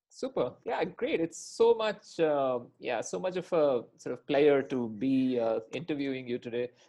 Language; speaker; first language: English; non-native, local second language; Hindi